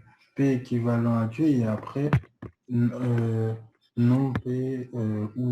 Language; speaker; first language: French; native; French